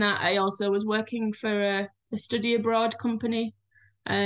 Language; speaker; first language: English; native; English